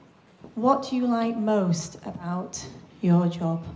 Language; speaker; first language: English; native; English